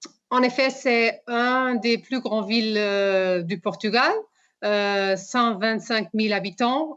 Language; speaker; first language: French; non-native, fluent; Portuguese